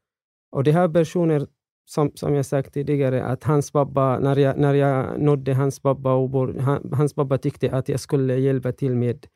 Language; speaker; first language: Swedish; non-native, fluent; Arabic